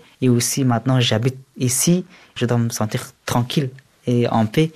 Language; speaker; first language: French; early bilingual, other home language; Persian